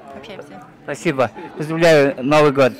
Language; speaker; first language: Russian; non-native, learner; Mongolian